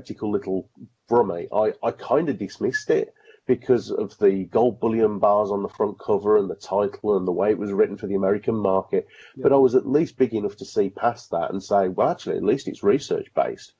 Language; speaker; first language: English; native; English